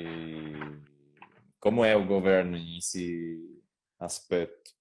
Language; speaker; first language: Portuguese; non-native, learner; Spanish